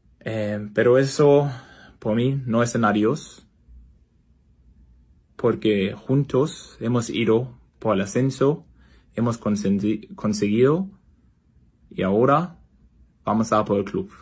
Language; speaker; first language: Spanish; non-native, fluent; Danish